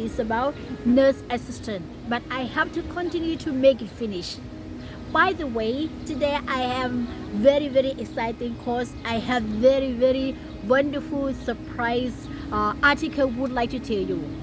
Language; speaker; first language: English; non-native, learner; Thai